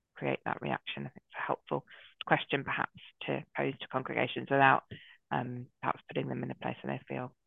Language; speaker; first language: English; native; English